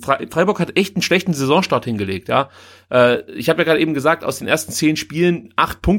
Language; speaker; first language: German; native; German